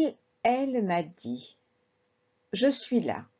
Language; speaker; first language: French; non-native, fluent; Spanish